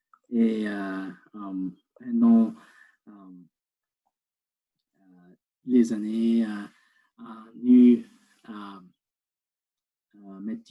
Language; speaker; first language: French; non-native, learner; English